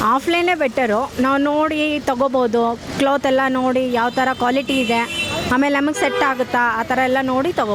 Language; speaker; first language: Kannada; native; Kannada